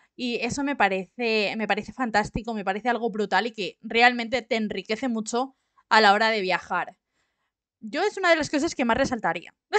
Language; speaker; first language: Spanish; native; Spanish